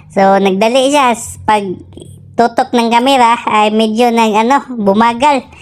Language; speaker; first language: Filipino; non-native, local second language; Cebuano